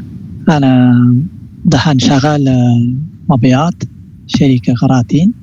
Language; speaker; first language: Arabic; non-native, learner; Malayalam